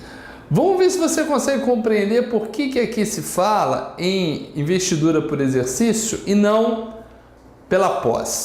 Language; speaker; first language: Portuguese; native; Portuguese